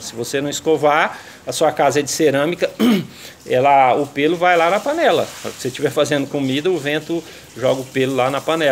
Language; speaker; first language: Portuguese; native; Portuguese